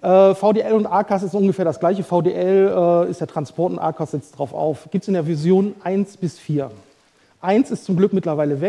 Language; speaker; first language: German; native; German